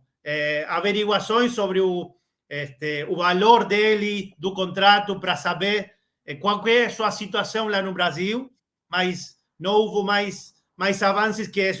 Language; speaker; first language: Portuguese; non-native, learner; Spanish